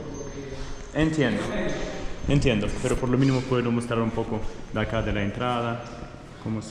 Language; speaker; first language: Spanish; non-native, fluent; Russian